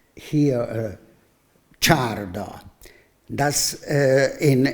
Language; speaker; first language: English; non-native, learner; Hungarian